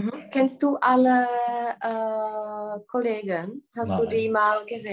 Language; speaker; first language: German; non-native, fluent; Czech